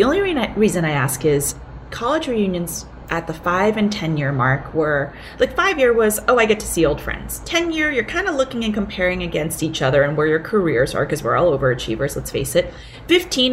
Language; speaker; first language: English; early bilingual, other home language; Cantonese